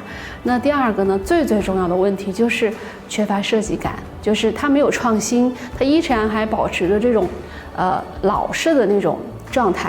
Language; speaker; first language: Chinese; native; Chinese